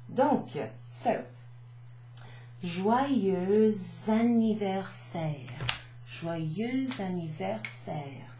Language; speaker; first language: French; non-native, fluent; English